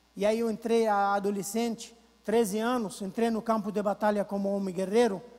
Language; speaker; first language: Portuguese; non-native, fluent; Arabic